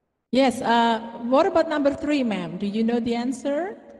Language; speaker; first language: English; non-native, fluent; Indonesian